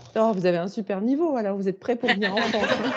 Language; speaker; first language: French; native; French